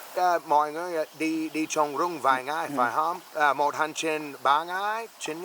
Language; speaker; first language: Vietnamese; non-native, learner; English